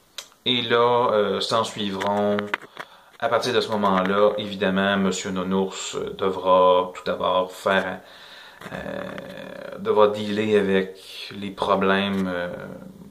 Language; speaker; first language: French; native; French